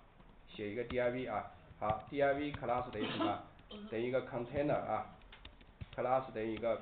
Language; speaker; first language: Chinese; native; Chinese